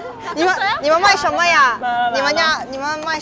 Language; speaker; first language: Chinese; non-native, learner; Korean